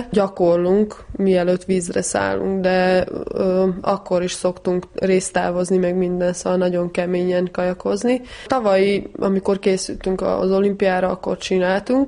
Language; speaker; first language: Hungarian; non-native, fluent; Serbian